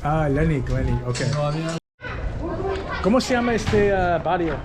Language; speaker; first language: Spanish; non-native, learner; English